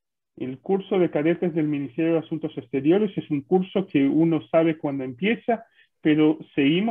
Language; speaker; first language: Spanish; non-native, fluent; Hebrew